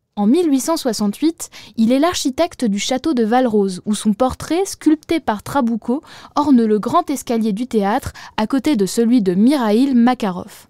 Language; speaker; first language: French; native; French